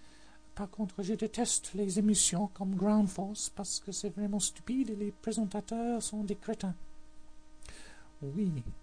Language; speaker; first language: French; non-native, learner; English